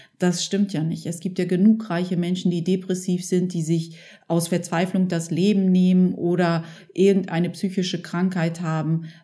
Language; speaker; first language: German; early bilingual, other home language; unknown